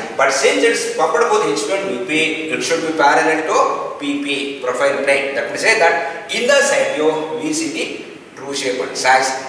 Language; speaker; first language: English; non-native, local second language; Kannada